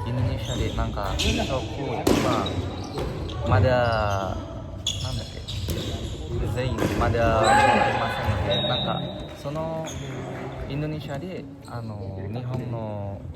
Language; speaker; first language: Japanese; non-native, learner; Indonesian